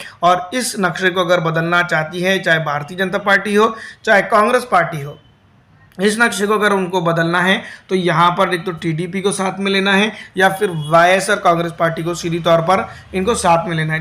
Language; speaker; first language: Hindi; native; Hindi